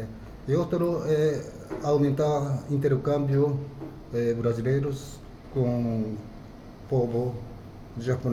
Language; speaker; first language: Portuguese; non-native, fluent; Japanese